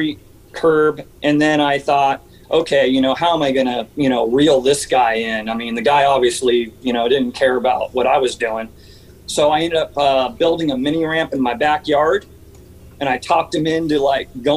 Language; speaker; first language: English; native; English